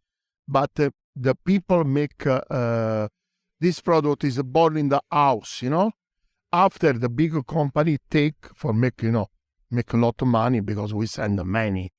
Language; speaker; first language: English; non-native, learner; Italian